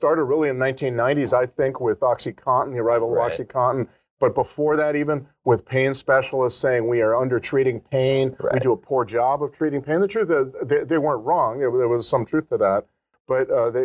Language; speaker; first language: English; native; English